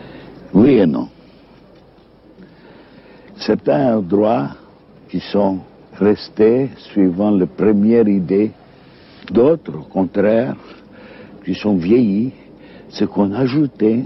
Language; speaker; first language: French; non-native, fluent; Greek